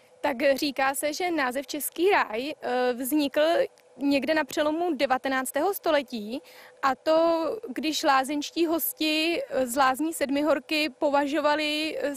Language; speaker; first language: Czech; native; Czech